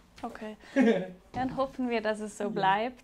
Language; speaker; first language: German; native; German